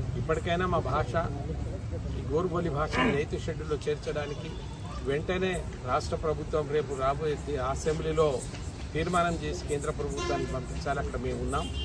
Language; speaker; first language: Telugu; non-native, local second language; Lambadi